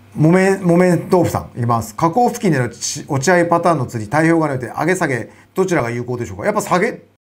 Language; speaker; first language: Japanese; native; Japanese